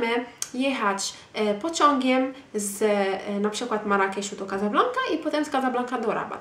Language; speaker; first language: Polish; non-native, fluent; Arabic